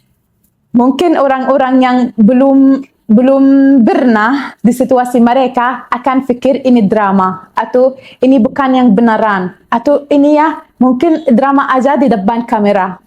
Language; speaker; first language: Indonesian; non-native, learner; Arabic